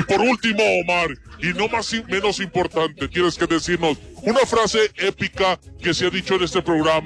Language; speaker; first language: Spanish; native; Spanish